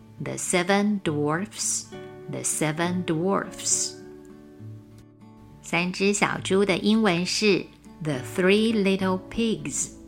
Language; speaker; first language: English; non-native, fluent; Chinese